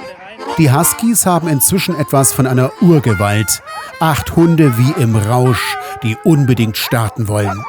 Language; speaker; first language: German; native; German